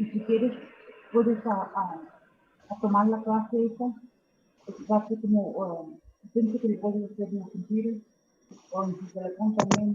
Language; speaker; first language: Spanish; early bilingual, heritage; Spanish